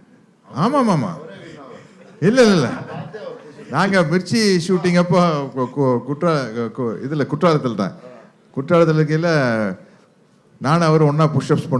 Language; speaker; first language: Tamil; native; Tamil